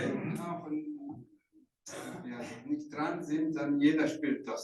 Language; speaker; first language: German; non-native, fluent; Rundi